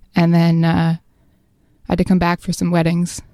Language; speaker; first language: English; native; English